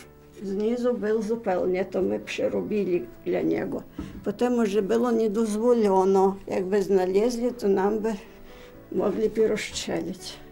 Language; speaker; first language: Ukrainian; native; Ukrainian